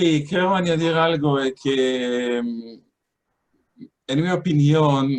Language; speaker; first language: Spanish; non-native, fluent; Hebrew